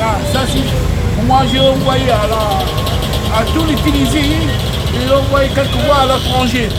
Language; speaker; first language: French; non-native, learner; Arabic